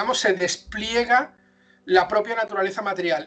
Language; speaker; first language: Spanish; native; Spanish